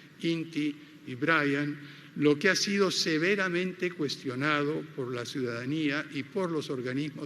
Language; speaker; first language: Spanish; native; Spanish